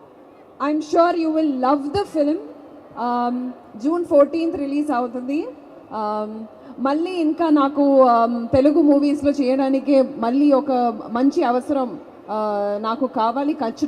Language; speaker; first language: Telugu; non-native, fluent; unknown